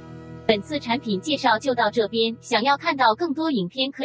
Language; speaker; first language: Chinese; native; Chinese